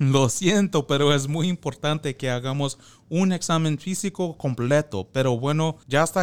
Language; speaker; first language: Spanish; non-native, fluent; English